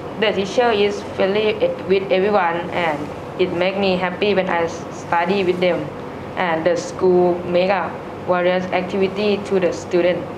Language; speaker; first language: English; non-native, learner; Thai